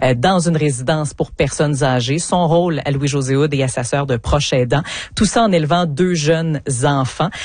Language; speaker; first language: French; native; French